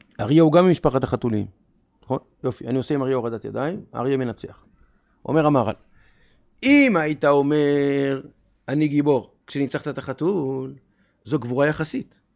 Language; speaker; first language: Hebrew; native; Hebrew